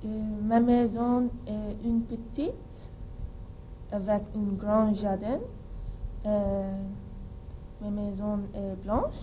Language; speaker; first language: French; non-native, learner; English